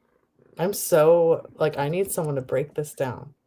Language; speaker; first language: English; native; English